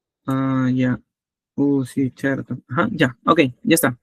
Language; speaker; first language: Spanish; native; Spanish